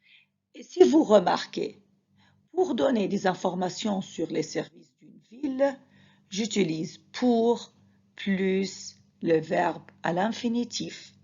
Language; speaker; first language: French; non-native, fluent; Arabic